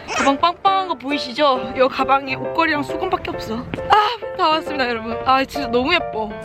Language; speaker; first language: Korean; native; Korean